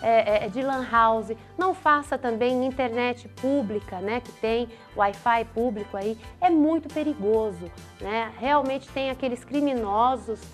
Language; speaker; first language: Portuguese; native; Portuguese